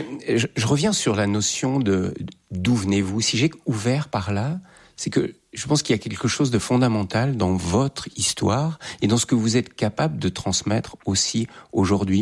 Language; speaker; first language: French; native; French